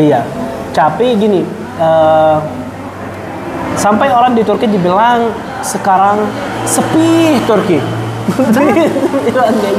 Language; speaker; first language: Indonesian; non-native, fluent; Arabic